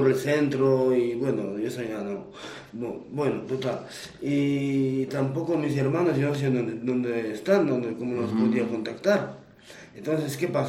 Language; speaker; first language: Spanish; non-native, fluent; Romanian